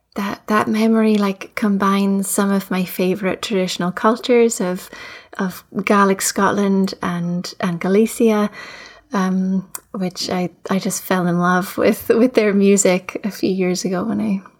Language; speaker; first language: English; native; English